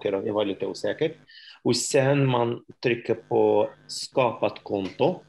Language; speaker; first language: Swedish; non-native, fluent; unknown